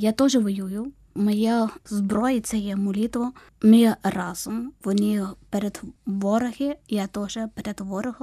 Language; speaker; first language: Ukrainian; non-native, learner; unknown